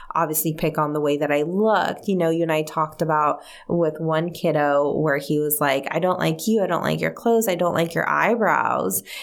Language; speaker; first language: English; early bilingual, other home language; Spanish